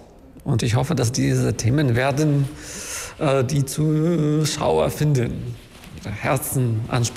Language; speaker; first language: German; non-native, fluent; Ukrainian